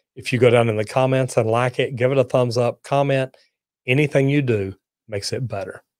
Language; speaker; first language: English; native; English